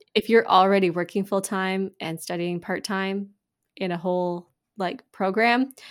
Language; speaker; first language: English; native; English